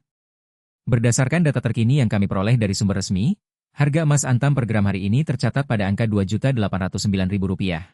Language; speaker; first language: Indonesian; native; Indonesian